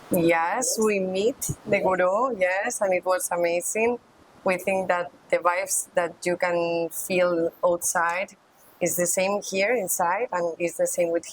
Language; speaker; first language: English; non-native, learner; Spanish